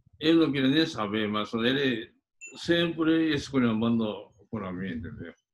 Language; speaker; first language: Portuguese; non-native, fluent; Japanese